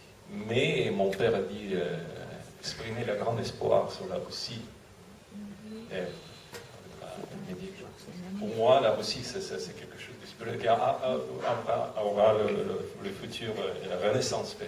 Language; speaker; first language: French; non-native, fluent; Russian